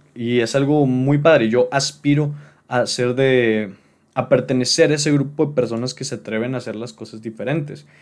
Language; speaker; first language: Spanish; native; Spanish